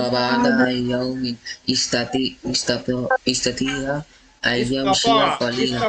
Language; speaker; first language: Arabic; non-native, learner; Bangla